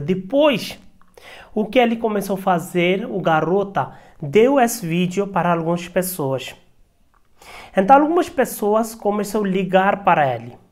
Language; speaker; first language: Portuguese; non-native, learner; Hindi